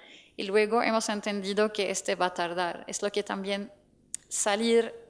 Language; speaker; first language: Spanish; non-native, fluent; Arabic